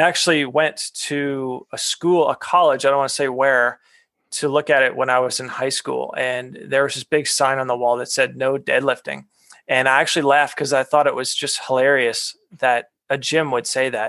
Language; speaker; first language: English; native; English